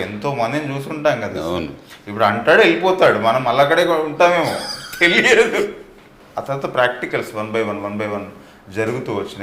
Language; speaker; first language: Telugu; native; Telugu